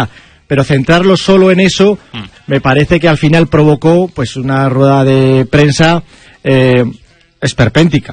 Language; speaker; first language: Spanish; native; Spanish